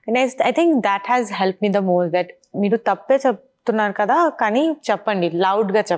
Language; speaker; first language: Telugu; non-native, learner; Bangla